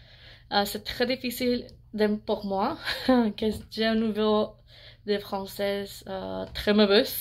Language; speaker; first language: French; non-native, learner; English